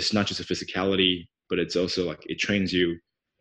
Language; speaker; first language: English; non-native, fluent; Chinese